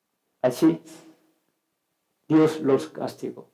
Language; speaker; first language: Spanish; non-native, fluent; Korean